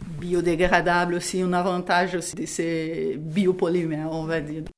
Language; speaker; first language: French; non-native, fluent; Portuguese